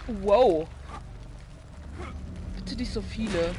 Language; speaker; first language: German; native; German